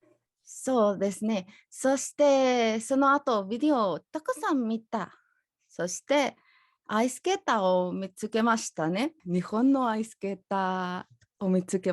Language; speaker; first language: Japanese; non-native, learner; Spanish